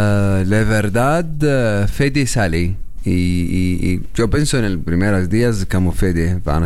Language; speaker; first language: Spanish; non-native, learner; Arabic